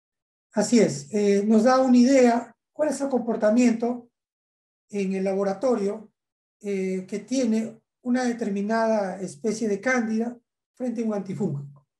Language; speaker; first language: Spanish; native; Spanish